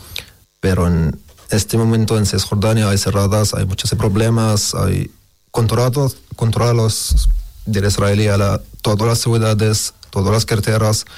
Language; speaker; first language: Spanish; non-native, learner; Arabic